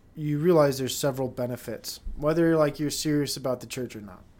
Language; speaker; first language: English; native; English